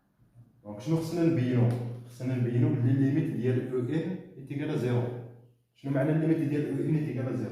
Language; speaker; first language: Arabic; native; Arabic